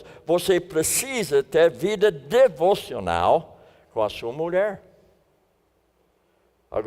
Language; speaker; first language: Portuguese; non-native, fluent; English